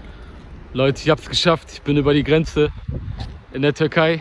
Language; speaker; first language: German; early bilingual, other home language; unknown